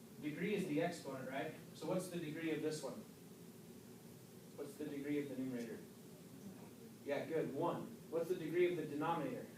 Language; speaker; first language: English; native; English